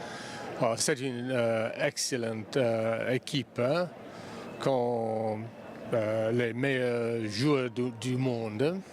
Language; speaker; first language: French; non-native, learner; English